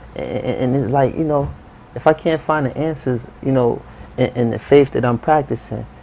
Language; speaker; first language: English; native; English